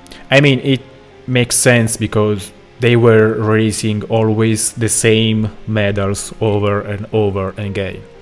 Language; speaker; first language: English; non-native, fluent; Italian